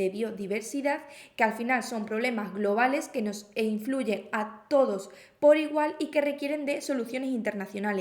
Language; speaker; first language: Spanish; native; Spanish